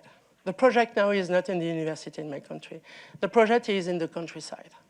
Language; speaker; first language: English; non-native, learner; French